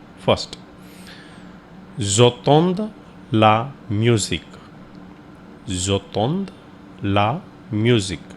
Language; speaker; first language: French; non-native, learner; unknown